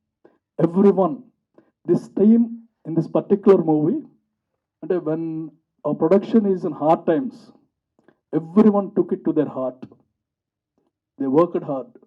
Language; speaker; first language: Telugu; native; Telugu